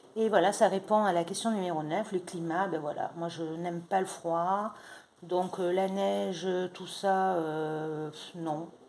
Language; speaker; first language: French; non-native, fluent; Spanish